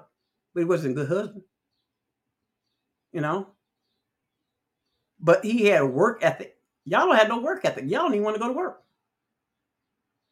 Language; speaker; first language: English; native; English